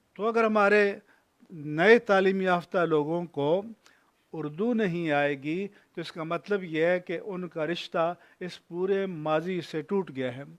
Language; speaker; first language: Urdu; non-native, local second language; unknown